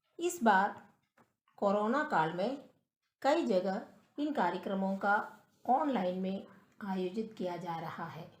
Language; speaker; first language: Hindi; non-native, local second language; Malayalam